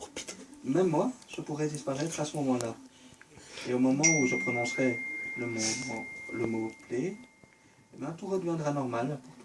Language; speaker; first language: French; native; French